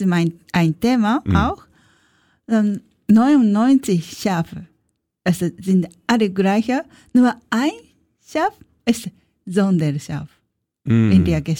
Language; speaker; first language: German; non-native, learner; Japanese